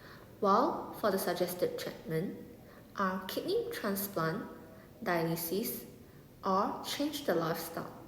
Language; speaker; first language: English; non-native, local second language; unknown